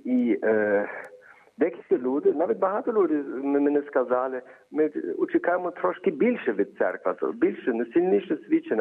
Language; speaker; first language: Ukrainian; early bilingual, heritage; Ukrainian